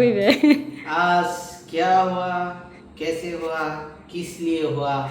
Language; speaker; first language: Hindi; non-native, learner; Bangla